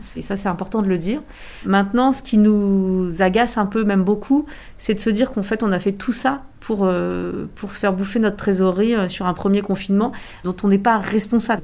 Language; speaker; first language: French; native; French